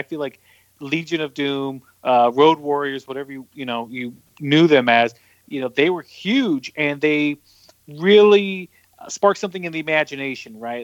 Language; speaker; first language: English; native; English